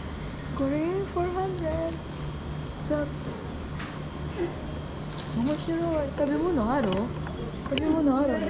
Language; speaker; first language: Japanese; non-native, learner; Filipino